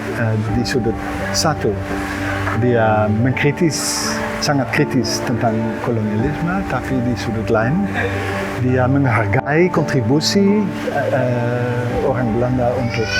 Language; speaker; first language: Indonesian; non-native, fluent; Dutch